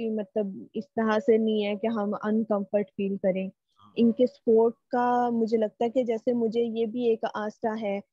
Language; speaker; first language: Urdu; native; Urdu